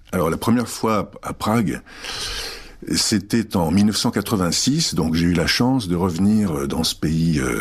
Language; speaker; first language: French; early bilingual, other home language; Czech